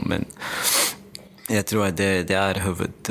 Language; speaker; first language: Swedish; non-native, fluent; Arabic